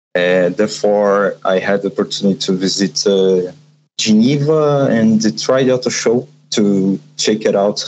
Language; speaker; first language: English; non-native, learner; Portuguese